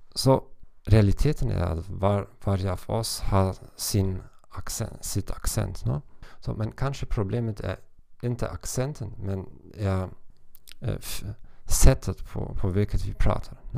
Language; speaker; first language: Swedish; non-native, learner; German